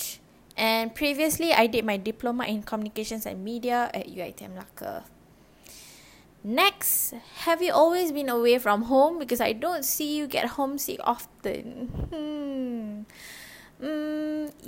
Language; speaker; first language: English; non-native, local second language; Malay